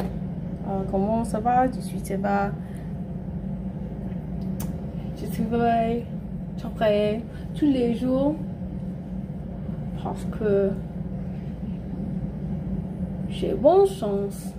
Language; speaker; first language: French; non-native, learner; English